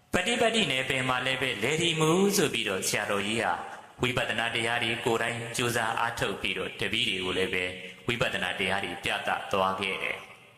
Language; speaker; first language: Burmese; native; Burmese